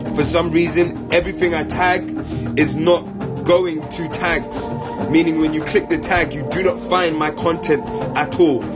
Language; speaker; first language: English; native; English